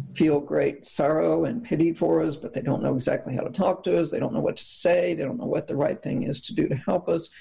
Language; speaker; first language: English; native; English